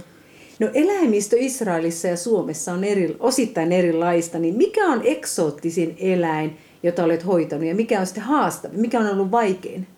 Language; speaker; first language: Finnish; native; Finnish